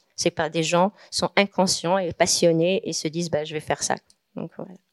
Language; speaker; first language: French; non-native, local second language; Arabic